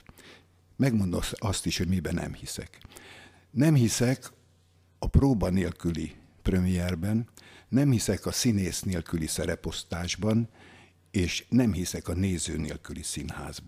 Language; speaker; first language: Hungarian; native; Hungarian